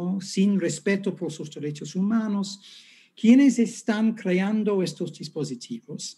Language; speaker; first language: Spanish; non-native, fluent; English